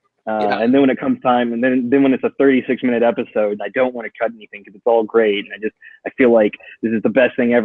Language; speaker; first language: English; native; English